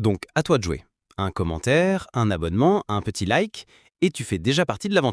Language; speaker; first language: French; native; French